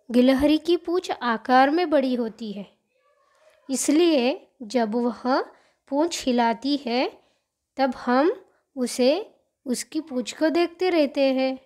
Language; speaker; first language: Hindi; non-native, local second language; Marathi